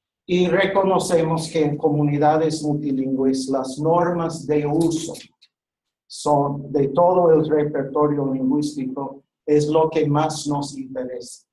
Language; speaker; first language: Spanish; non-native, fluent; English